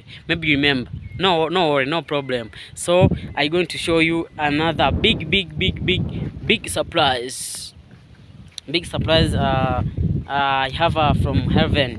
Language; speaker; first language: English; non-native, learner; Swahili